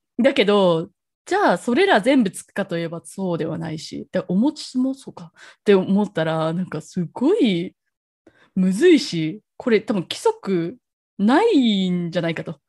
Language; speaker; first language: Japanese; native; Japanese